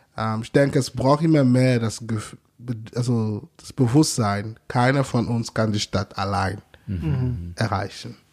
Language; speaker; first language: German; non-native, fluent; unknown